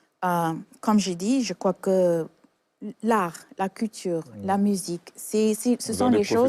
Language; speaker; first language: French; non-native, fluent; English